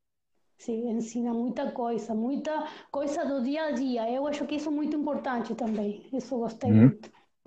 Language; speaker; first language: Portuguese; non-native, learner; Spanish